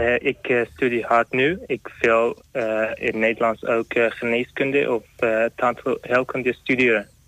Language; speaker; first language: Dutch; non-native, learner; Arabic